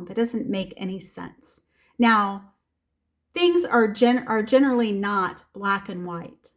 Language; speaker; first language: English; native; English